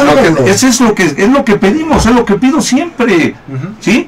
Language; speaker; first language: Spanish; native; Spanish